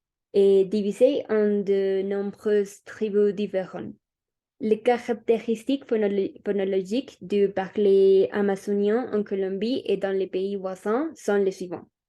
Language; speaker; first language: French; non-native, learner; Spanish